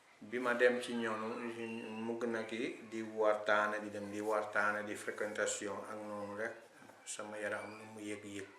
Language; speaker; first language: Wolof; non-native, fluent; Italian